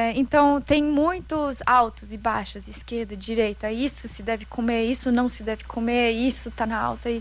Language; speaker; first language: Portuguese; non-native, fluent; German